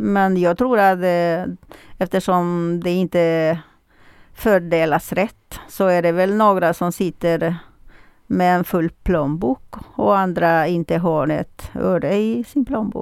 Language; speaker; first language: Swedish; non-native, fluent; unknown